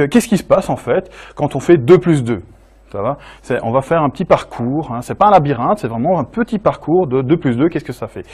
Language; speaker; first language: French; native; French